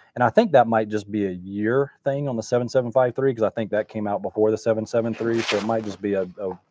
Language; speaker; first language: English; native; English